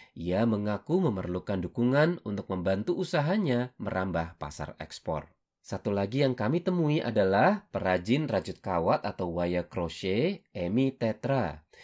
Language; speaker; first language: Indonesian; native; Indonesian